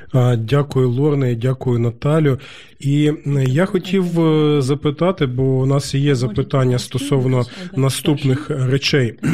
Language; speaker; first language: Ukrainian; native; Ukrainian